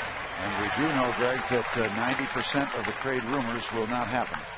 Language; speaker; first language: English; native; English